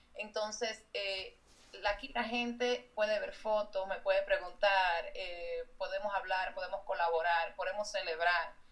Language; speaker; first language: Spanish; native; Spanish